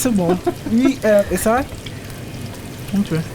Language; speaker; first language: French; non-native, learner; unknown